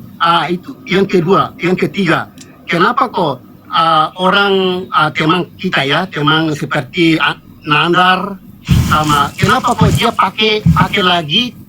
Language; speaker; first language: Indonesian; non-native, fluent; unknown